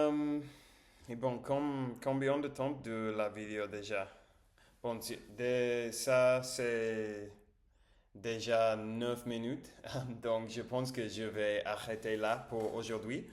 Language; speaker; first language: French; non-native, learner; Spanish